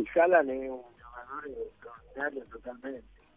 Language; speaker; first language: Italian; non-native, fluent; Spanish